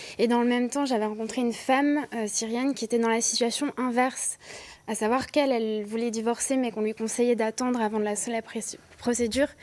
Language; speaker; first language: French; native; French